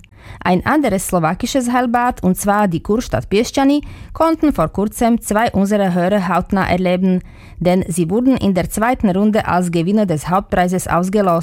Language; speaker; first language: German; native; German